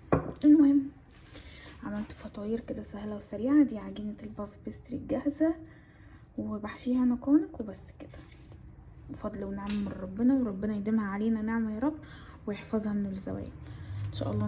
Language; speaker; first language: Arabic; native; Arabic